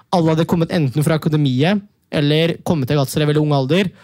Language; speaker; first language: Norwegian; early bilingual, other home language; Turkish